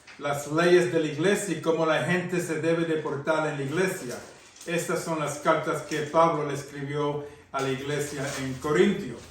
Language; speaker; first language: Spanish; early bilingual, heritage; Spanish